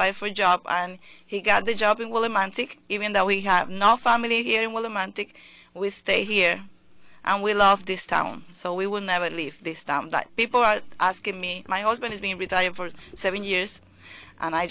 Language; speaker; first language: English; non-native, fluent; Spanish